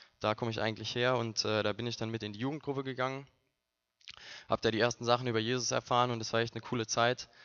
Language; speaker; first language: German; native; German